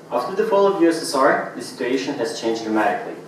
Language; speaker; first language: English; non-native, fluent; Russian